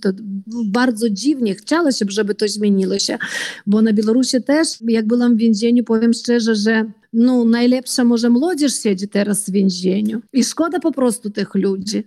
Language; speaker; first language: Polish; early bilingual, heritage; Polish